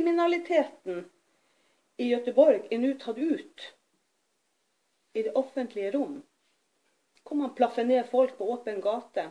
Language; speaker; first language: Norwegian; native; Norwegian